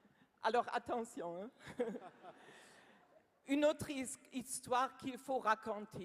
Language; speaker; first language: French; non-native, learner; German